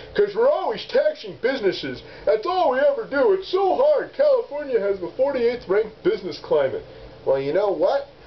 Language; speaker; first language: English; native; English